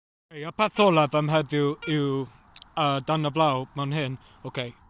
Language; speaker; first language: Welsh; non-native, local second language; English